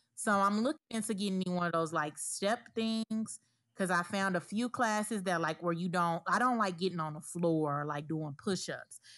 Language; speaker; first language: English; native; English